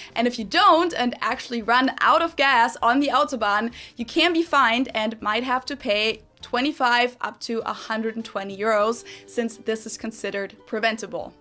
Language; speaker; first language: English; non-native, fluent; German